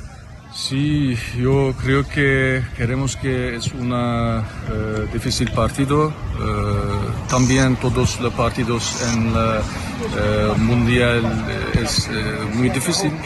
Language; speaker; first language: Spanish; non-native, learner; Turkish